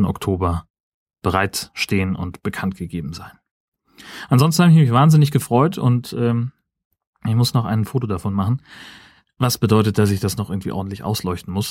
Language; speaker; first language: German; native; German